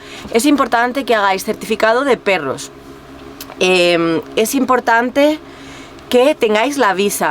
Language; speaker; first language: Spanish; native; Spanish